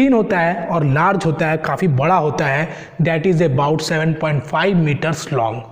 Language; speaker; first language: Hindi; native; Hindi